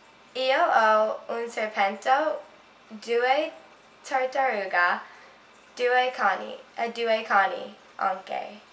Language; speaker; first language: Italian; non-native, learner; English